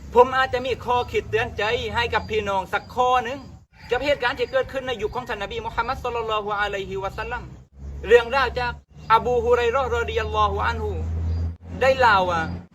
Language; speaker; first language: Thai; non-native, local second language; Malay